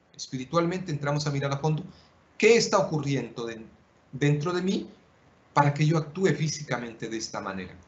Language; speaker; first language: Spanish; non-native, local second language; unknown